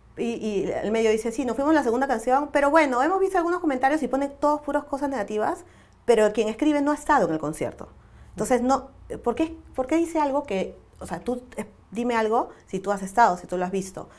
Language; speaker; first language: Spanish; native; Spanish